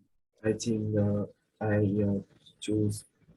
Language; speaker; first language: English; non-native, learner; Vietnamese